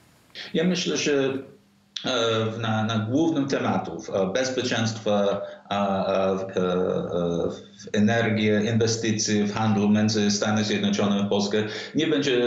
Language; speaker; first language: Polish; non-native, fluent; English